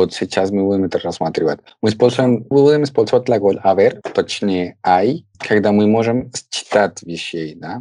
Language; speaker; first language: Russian; non-native, fluent; Spanish